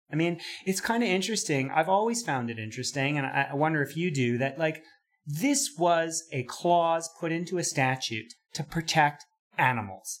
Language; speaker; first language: English; native; English